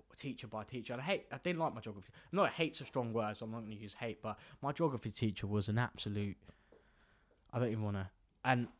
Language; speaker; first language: English; native; English